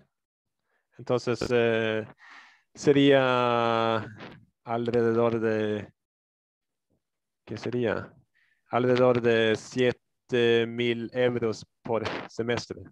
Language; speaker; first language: Spanish; non-native, fluent; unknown